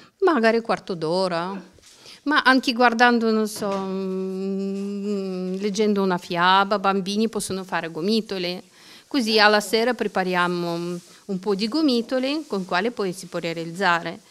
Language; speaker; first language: Italian; non-native, learner; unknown